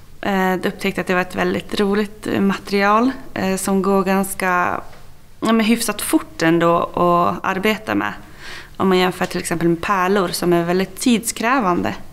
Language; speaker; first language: Swedish; native; Swedish